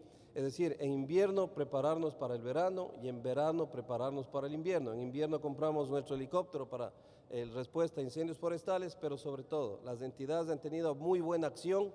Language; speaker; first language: Spanish; native; Spanish